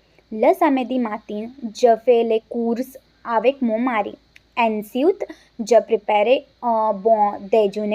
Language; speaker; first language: French; non-native, learner; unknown